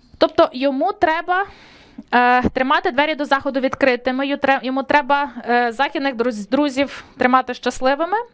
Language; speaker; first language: Ukrainian; non-native, fluent; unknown